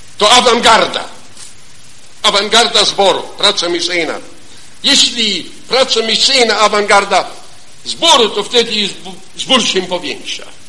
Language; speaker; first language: Polish; non-native, fluent; German